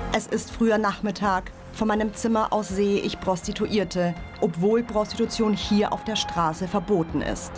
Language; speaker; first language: German; native; German